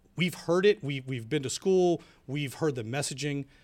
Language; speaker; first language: English; native; English